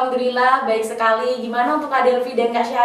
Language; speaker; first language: Indonesian; native; Indonesian